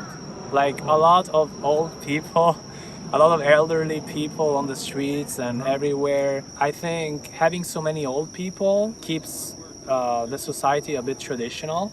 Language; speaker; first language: English; non-native, fluent; Italian